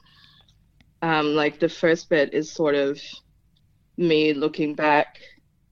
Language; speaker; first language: English; non-native, local second language; Filipino